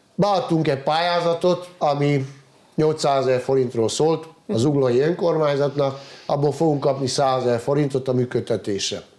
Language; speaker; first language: Hungarian; native; Hungarian